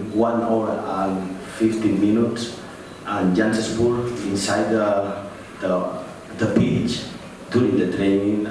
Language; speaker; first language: English; non-native, learner; Spanish